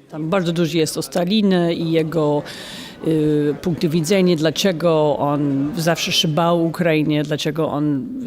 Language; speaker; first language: Polish; non-native, fluent; English